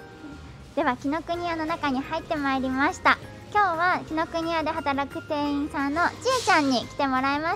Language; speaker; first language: Japanese; native; Japanese